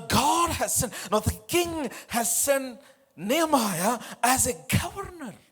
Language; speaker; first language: English; non-native, local second language; Telugu